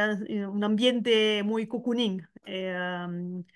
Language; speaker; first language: Spanish; non-native, learner; French